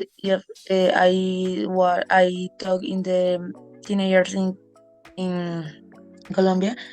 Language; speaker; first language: English; non-native, learner; Spanish